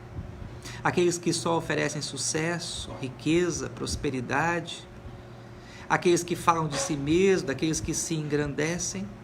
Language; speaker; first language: Portuguese; native; Portuguese